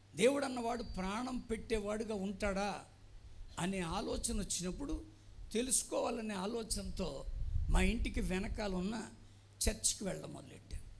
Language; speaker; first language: Telugu; non-native, local second language; Tamil